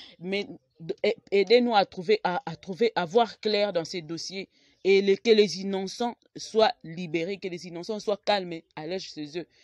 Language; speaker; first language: French; non-native, local second language; Lingala